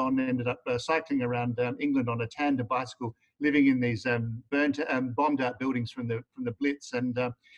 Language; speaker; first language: English; native; English